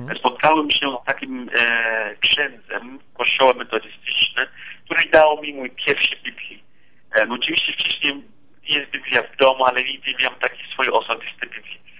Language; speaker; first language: Polish; non-native, fluent; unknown